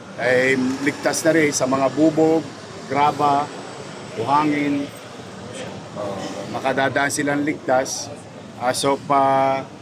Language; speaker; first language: Filipino; native; Filipino